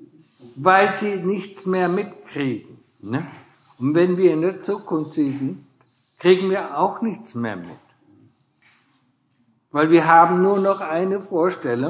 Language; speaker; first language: German; non-native, fluent; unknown